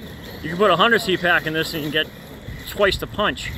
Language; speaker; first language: English; native; English